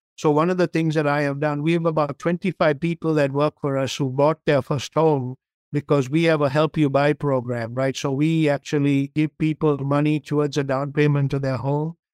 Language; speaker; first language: English; non-native, local second language; Tamil